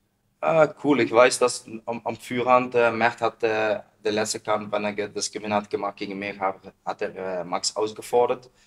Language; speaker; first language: German; non-native, learner; Dutch